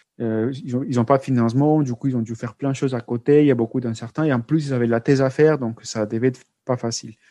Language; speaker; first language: French; non-native, fluent; Spanish